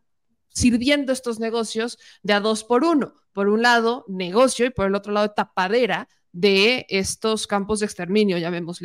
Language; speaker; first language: Spanish; native; Spanish